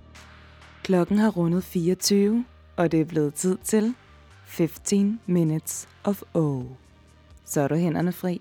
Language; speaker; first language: Danish; native; Danish